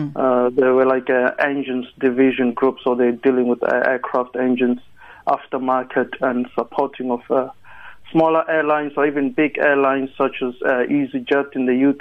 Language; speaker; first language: English; non-native, local second language; Tsonga